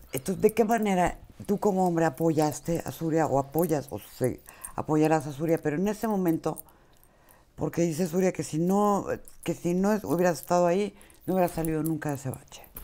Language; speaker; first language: Spanish; native; Spanish